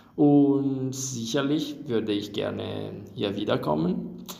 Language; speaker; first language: German; non-native, fluent; Italian